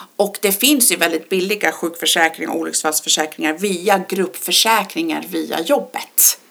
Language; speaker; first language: Swedish; early bilingual, other home language; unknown